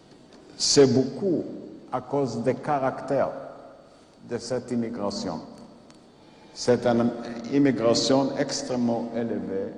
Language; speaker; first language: French; non-native, fluent; Yiddish